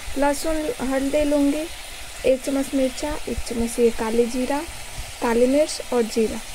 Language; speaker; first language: Hindi; native; Hindi